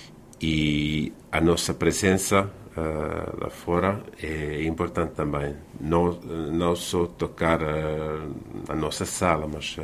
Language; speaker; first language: Portuguese; non-native, fluent; Finnish